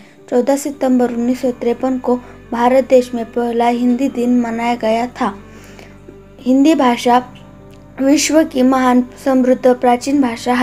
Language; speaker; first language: Hindi; non-native, local second language; Marathi